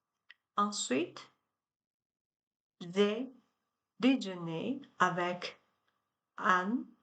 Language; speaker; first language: French; non-native, learner; Chinese